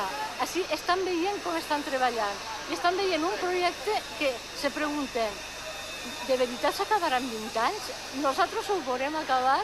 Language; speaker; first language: Catalan; native; Catalan